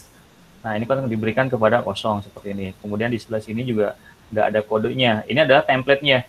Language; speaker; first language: Indonesian; native; Indonesian